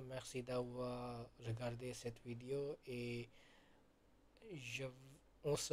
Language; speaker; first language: French; non-native, learner; Gujarati